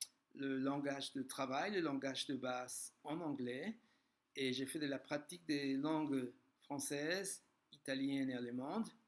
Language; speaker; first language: French; non-native, fluent; Spanish